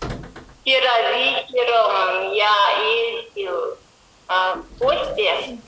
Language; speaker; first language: Russian; non-native, learner; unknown